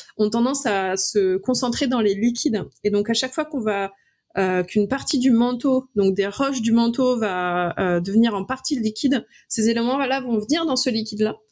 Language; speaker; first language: French; native; French